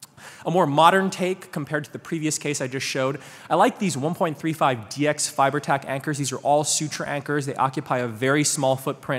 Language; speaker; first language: English; native; English